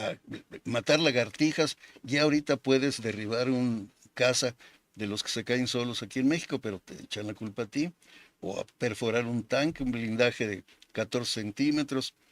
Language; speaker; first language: Spanish; native; Spanish